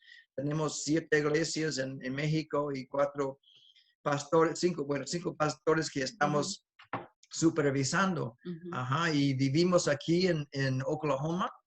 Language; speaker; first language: Spanish; non-native, fluent; English